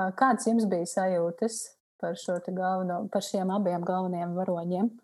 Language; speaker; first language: Latvian; native; Latvian